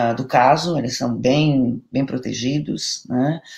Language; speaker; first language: Portuguese; non-native, fluent; Italian